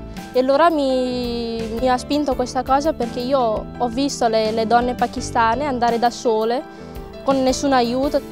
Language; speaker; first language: Italian; non-native, fluent; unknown